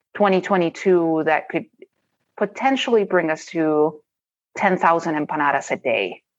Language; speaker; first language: English; non-native, fluent; Spanish